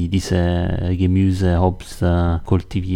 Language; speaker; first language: German; non-native, learner; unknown